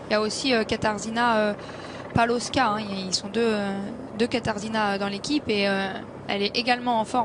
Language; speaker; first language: French; native; French